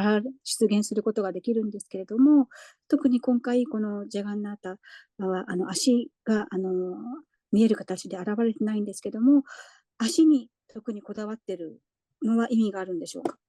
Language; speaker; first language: Japanese; native; Japanese